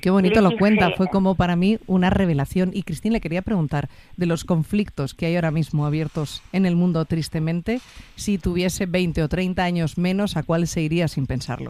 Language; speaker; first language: Spanish; native; Spanish